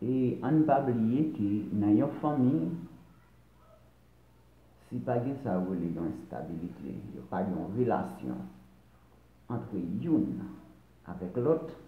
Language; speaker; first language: French; non-native, local second language; Haitian Creole